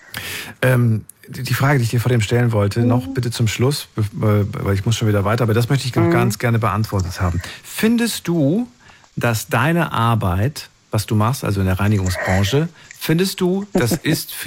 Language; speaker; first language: German; native; German